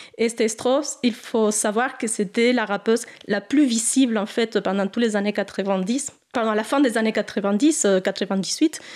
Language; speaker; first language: French; non-native, fluent; Spanish